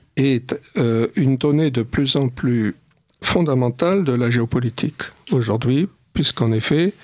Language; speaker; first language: French; native; French